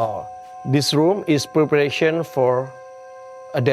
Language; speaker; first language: English; non-native, learner; Indonesian